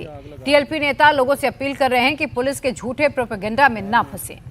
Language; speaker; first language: Hindi; native; Hindi